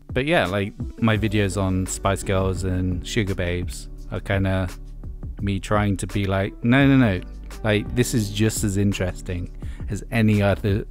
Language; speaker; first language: English; native; English